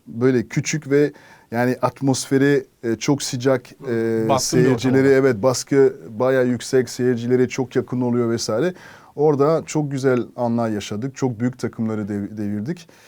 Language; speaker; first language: Turkish; non-native, fluent; French